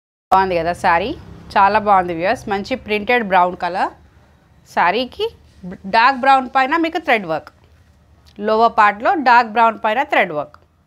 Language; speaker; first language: English; non-native, local second language; Telugu